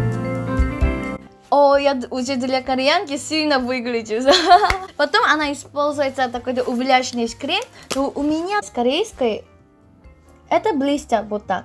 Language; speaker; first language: Russian; non-native, learner; Korean